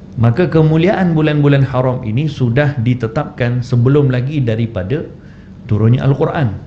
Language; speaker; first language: Malay; non-native, fluent; Malayalam